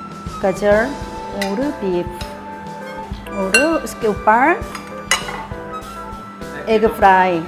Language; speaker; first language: Hindi; non-native, learner; Korean